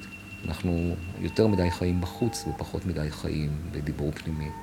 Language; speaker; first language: Hebrew; native; Hebrew